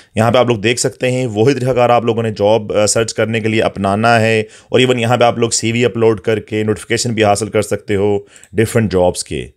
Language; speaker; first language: Urdu; native; Urdu